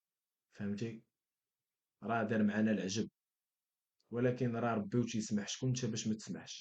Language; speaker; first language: Arabic; native; Arabic